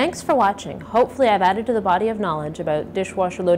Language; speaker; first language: English; native; English